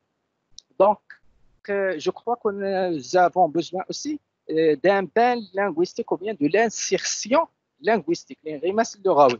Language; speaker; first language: French; non-native, local second language; Arabic